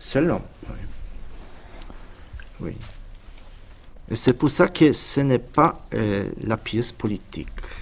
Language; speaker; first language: French; non-native, fluent; Polish